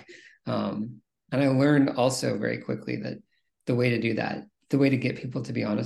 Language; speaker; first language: English; native; English